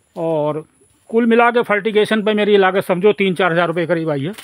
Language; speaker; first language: Hindi; native; Hindi